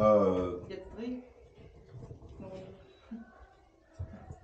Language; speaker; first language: German; native; German